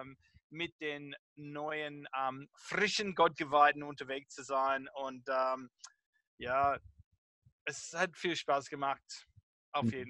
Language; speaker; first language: German; non-native, fluent; English